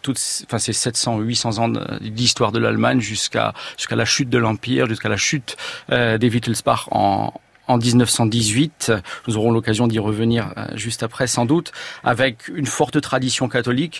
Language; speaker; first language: French; native; French